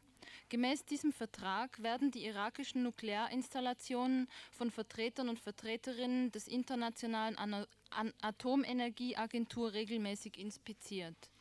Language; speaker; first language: German; native; German